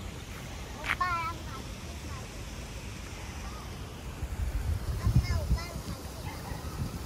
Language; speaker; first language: Korean; non-native, local second language; Filipino